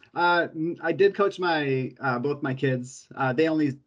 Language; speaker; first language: English; native; English